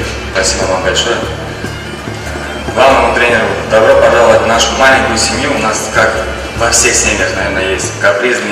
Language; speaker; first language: Russian; native; Russian